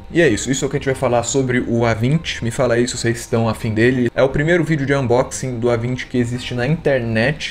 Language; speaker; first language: Portuguese; native; Portuguese